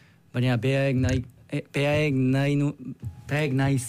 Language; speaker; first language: Basque; non-native, learner; Korean